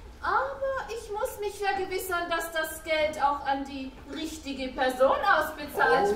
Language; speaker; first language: German; native; German